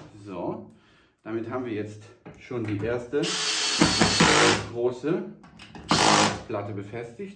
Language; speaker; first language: German; native; German